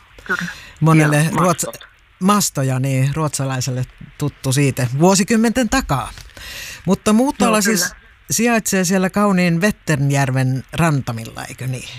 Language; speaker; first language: Finnish; native; Finnish